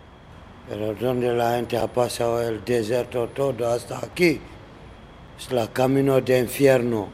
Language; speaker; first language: Spanish; non-native, learner; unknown